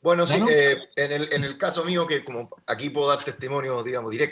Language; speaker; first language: Spanish; native; Spanish